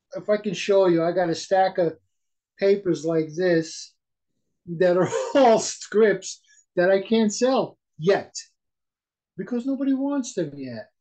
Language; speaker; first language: English; native; English